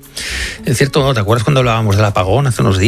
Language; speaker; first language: Spanish; native; Spanish